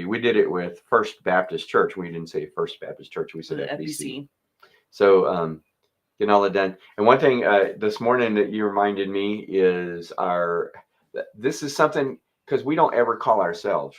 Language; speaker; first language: English; native; English